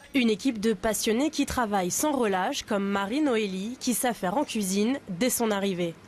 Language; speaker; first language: French; native; French